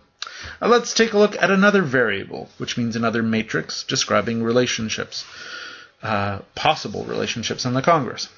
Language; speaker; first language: English; native; English